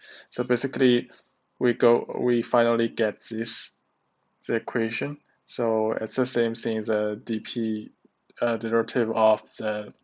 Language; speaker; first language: English; non-native, learner; Chinese